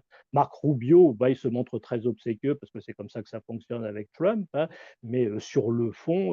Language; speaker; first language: French; native; French